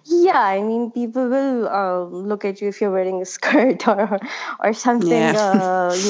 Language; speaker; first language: English; non-native, local second language; Urdu